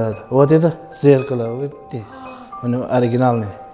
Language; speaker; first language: Russian; non-native, learner; Tajik